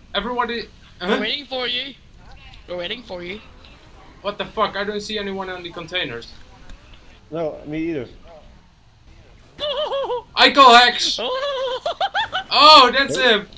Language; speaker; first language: English; non-native, fluent; Dutch